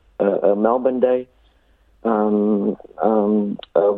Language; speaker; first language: Vietnamese; early bilingual, heritage; Vietnamese